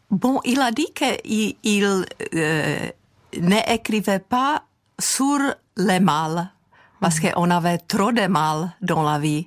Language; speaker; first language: French; non-native, learner; Czech